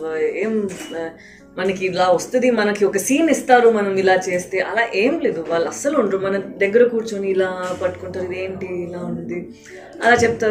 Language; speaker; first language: Telugu; non-native, fluent; Tamil